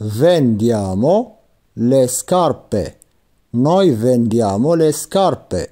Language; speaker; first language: Italian; non-native, fluent; Arabic